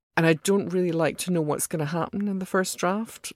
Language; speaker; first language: English; native; English